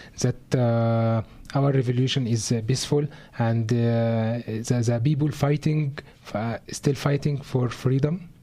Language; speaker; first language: English; non-native, learner; Arabic